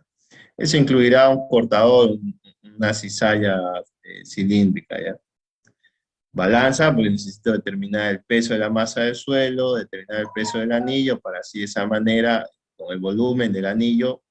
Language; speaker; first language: Spanish; native; Spanish